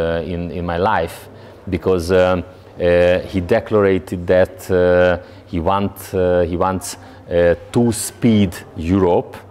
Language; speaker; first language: English; non-native, learner; Hungarian